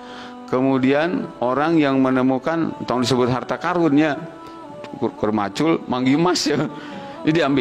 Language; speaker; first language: Indonesian; non-native, local second language; Sundanese